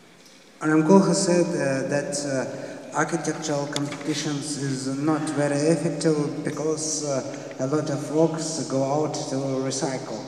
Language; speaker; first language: English; non-native, learner; Russian